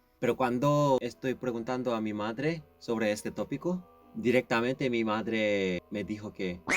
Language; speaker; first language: Spanish; non-native, learner; Korean